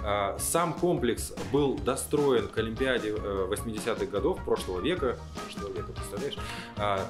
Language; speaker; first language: Russian; native; Russian